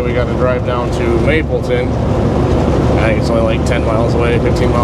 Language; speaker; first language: English; native; English